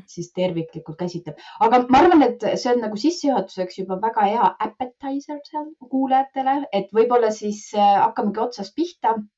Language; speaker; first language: Estonian; non-native, local second language; Russian